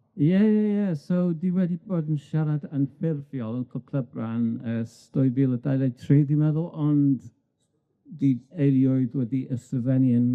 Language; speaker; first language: Welsh; non-native, local second language; English